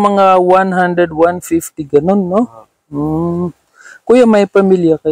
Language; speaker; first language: Filipino; non-native, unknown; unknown